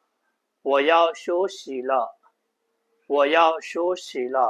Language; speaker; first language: Chinese; non-native, fluent; Burmese